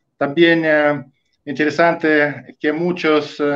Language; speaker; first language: Spanish; non-native, fluent; Russian